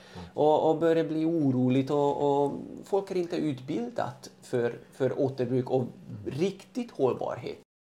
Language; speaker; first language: Swedish; non-native, fluent; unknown